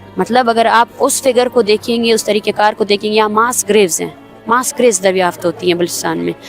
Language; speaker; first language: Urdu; non-native, local second language; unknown